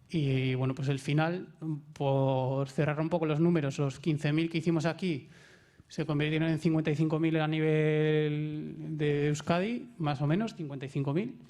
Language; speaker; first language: Spanish; native; Spanish